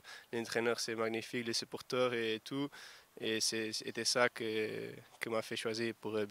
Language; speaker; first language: French; non-native, fluent; Portuguese